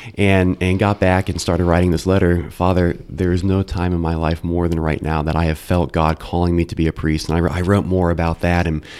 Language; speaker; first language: English; native; English